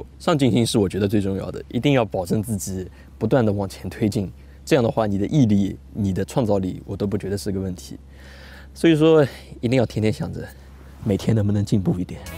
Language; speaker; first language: Chinese; native; Chinese